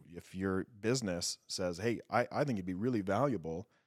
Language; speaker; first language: English; native; English